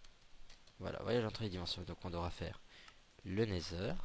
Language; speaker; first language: French; native; French